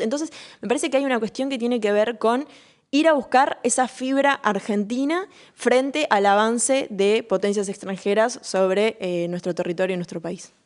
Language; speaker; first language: Spanish; native; Spanish